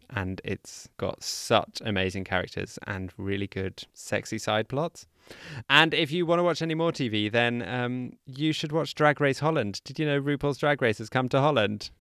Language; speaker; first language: English; native; English